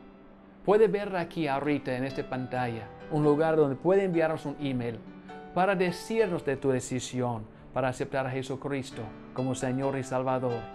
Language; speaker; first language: Spanish; non-native, fluent; English